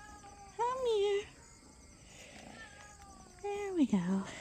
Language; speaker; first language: English; native; English